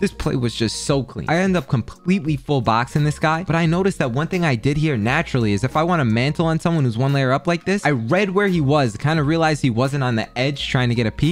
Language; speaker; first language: English; native; English